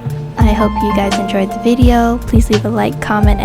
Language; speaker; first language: English; native; English